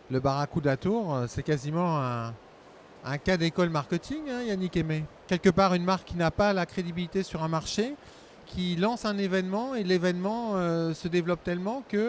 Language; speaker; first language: French; native; French